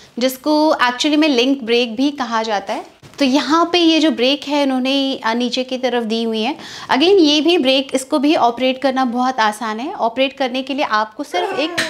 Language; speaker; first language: Hindi; native; Hindi